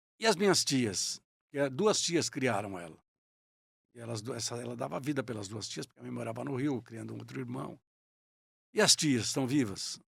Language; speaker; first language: Portuguese; early bilingual, other home language; Italian